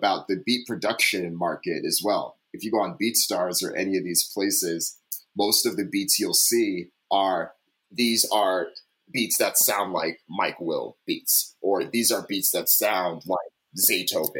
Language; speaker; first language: English; native; English